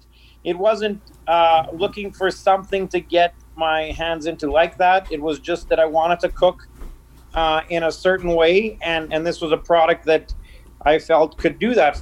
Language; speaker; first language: English; native; English